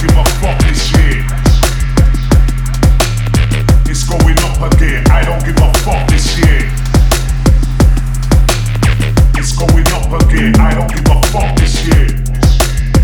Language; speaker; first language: English; native; English